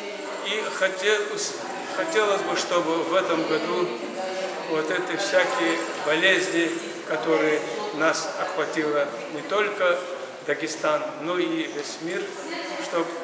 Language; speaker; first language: Russian; non-native, local second language; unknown